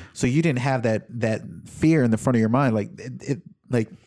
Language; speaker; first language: English; native; English